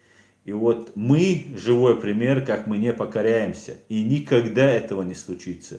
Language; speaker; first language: Russian; non-native, local second language; Chechen